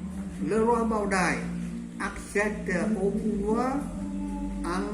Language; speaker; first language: French; non-native, learner; Vietnamese